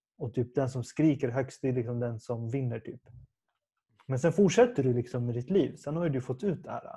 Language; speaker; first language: Swedish; early bilingual, other home language; Persian